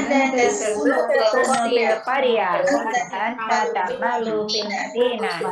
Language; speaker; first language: Arabic; non-native, learner; Indonesian